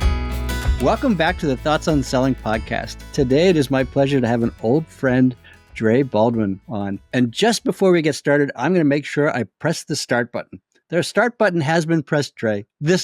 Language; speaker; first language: English; native; English